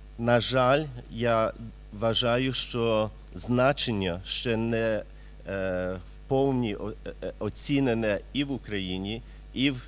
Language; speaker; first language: Ukrainian; early bilingual, heritage; Ukrainian